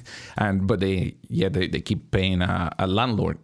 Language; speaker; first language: English; non-native, fluent; Spanish